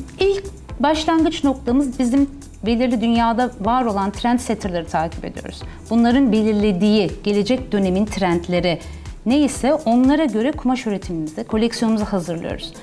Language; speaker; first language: Turkish; early bilingual, heritage; Turkish